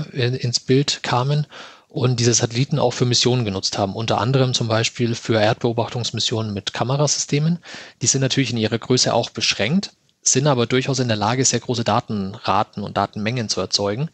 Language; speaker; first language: German; native; German